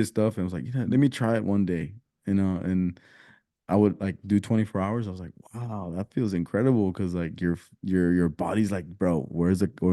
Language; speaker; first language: English; early bilingual, other home language; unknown